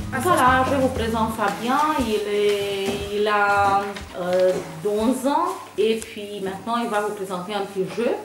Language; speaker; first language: French; non-native, fluent; Romanian